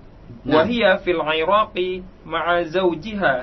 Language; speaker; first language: Arabic; non-native, learner; Indonesian